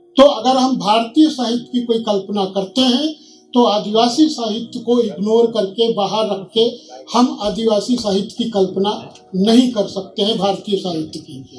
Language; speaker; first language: Hindi; native; Hindi